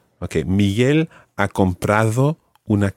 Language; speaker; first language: Spanish; non-native, fluent; English